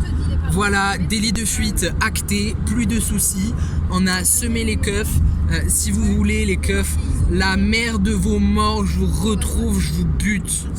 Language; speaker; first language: French; native; French